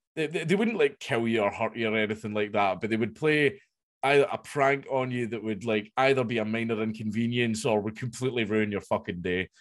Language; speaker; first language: English; native; English